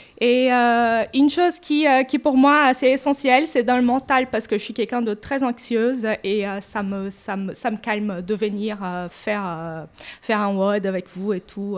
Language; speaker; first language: French; non-native, fluent; Portuguese